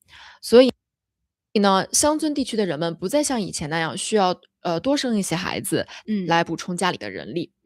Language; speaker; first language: Chinese; native; Chinese